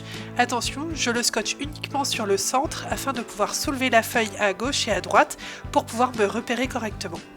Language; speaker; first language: French; native; French